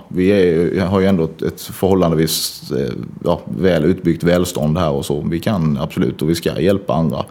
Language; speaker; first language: Swedish; native; Swedish